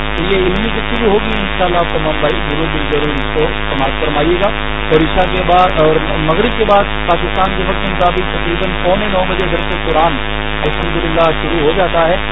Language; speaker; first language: Urdu; native; Urdu